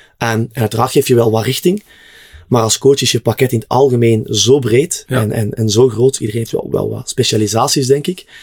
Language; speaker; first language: Dutch; native; Dutch